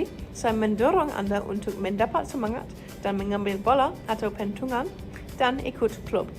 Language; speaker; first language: Indonesian; non-native, fluent; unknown